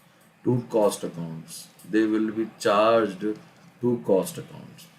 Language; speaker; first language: English; non-native, local second language; Hindi